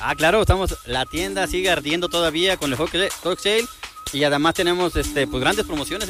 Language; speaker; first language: Spanish; native; Spanish